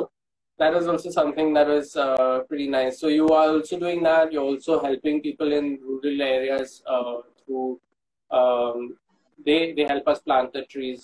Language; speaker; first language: English; non-native, local second language; Hindi